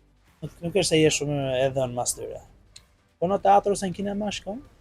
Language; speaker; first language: Albanian; native; Albanian